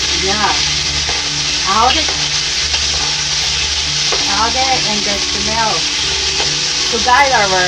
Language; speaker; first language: English; non-native, learner; Chinese